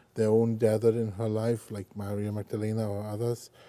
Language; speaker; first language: English; non-native, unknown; German